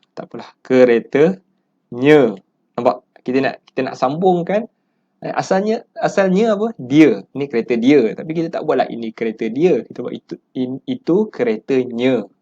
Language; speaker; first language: Malay; native; Malay